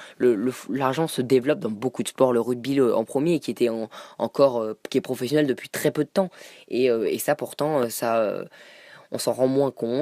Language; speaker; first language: French; native; French